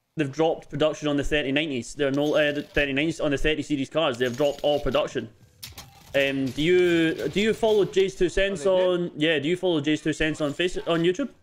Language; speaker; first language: English; native; English